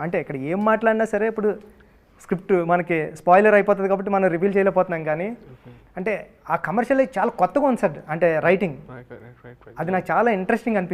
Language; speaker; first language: Telugu; native; Telugu